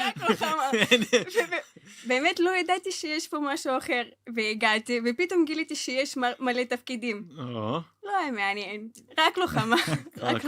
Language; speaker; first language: Hebrew; non-native, fluent; Russian